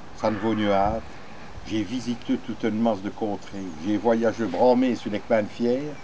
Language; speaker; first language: French; native; French